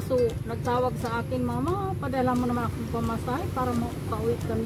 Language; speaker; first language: Filipino; non-native, local second language; Bikol